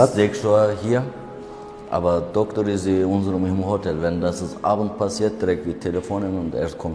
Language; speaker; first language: German; non-native, learner; Turkish